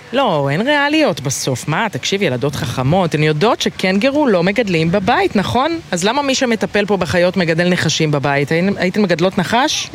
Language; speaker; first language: Hebrew; native; Hebrew